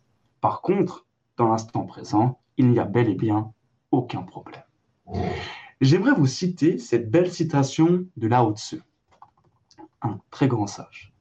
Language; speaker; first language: French; native; French